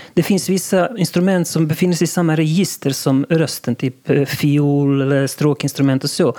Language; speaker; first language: Swedish; non-native, local second language; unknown